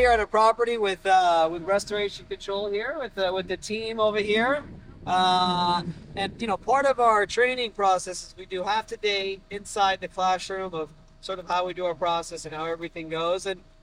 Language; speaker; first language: English; native; English